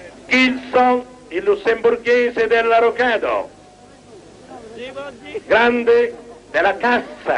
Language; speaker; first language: Italian; native; Italian